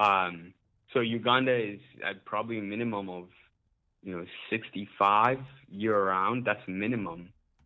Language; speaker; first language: English; non-native, local second language; Ganda